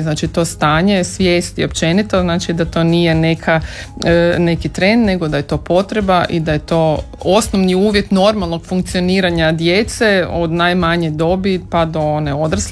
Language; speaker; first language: Serbian; native; Serbian